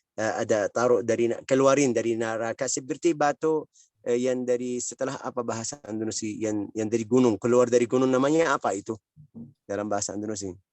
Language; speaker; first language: Indonesian; non-native, learner; Arabic